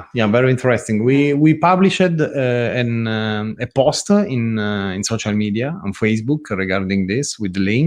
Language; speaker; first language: English; non-native, learner; Italian